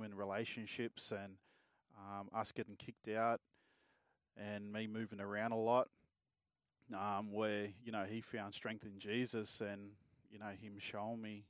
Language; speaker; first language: English; native; English